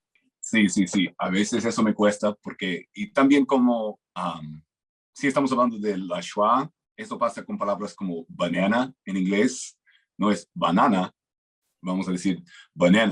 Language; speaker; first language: Spanish; non-native, fluent; English